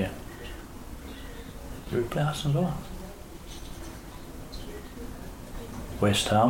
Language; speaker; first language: English; native; English